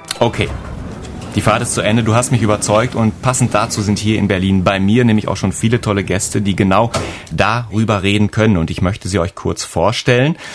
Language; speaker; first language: German; native; German